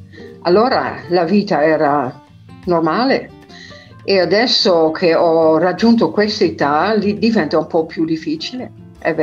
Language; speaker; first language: Italian; non-native, fluent; Dutch